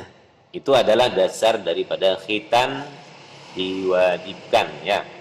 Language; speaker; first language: Indonesian; native; Indonesian